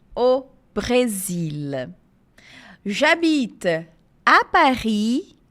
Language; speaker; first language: French; non-native, fluent; Portuguese